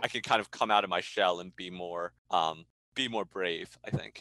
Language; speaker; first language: English; early bilingual, other home language; Chinese